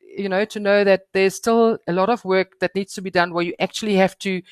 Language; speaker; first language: English; non-native, fluent; German